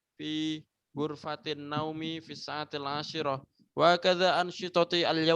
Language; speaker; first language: Arabic; non-native, fluent; Indonesian